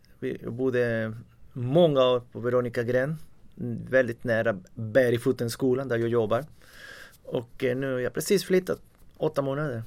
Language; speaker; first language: Swedish; non-native, fluent; Spanish